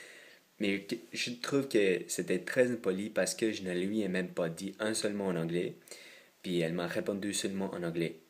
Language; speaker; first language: French; non-native, fluent; English